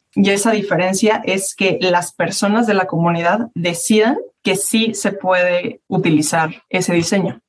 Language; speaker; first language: Spanish; native; Spanish